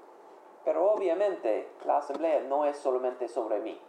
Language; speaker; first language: Spanish; non-native, fluent; English